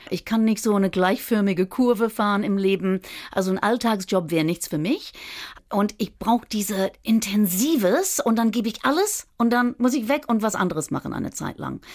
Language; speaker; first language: German; non-native, fluent; English